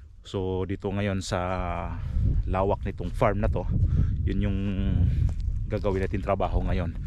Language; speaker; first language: Filipino; non-native, local second language; Cebuano